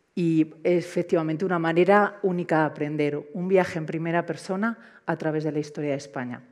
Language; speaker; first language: Spanish; native; Spanish